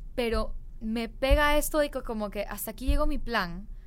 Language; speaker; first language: Spanish; native; Spanish